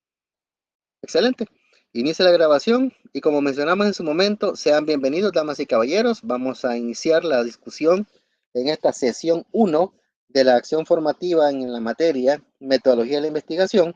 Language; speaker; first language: Spanish; native; Spanish